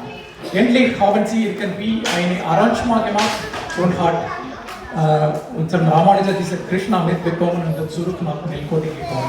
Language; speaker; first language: German; non-native, learner; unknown